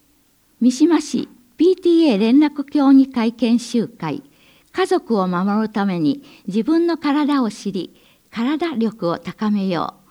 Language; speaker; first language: Japanese; native; Japanese